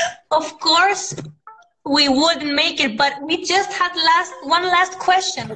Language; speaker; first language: English; non-native, fluent; Greek